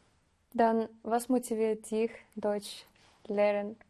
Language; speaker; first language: German; non-native, learner; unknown